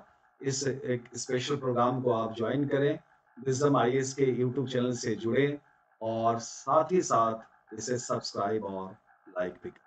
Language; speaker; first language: Hindi; native; Hindi